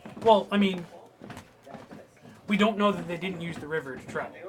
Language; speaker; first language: English; native; English